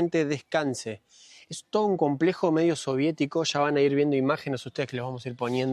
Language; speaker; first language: Spanish; native; Spanish